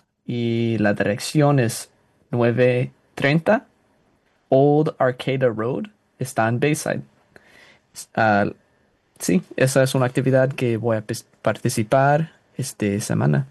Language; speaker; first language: Spanish; non-native, learner; English